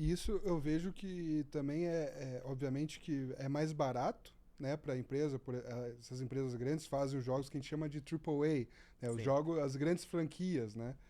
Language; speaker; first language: Portuguese; native; Portuguese